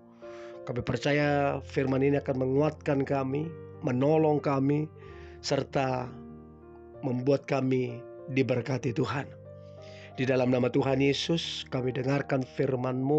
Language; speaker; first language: Indonesian; native; Indonesian